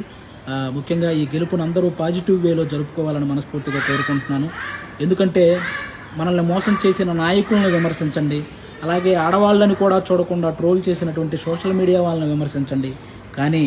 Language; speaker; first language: Telugu; native; Telugu